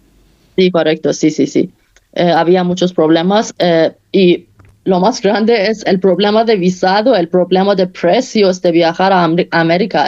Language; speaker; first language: Spanish; non-native, fluent; Persian